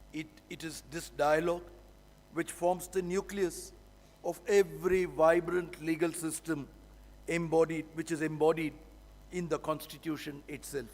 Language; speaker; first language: English; non-native, local second language; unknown